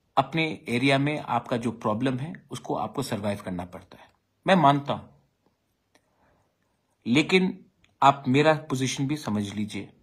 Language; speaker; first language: Hindi; non-native, local second language; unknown